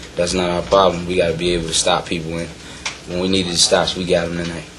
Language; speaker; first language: English; native; English